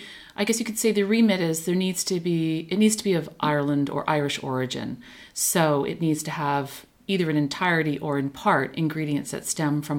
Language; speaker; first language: English; native; English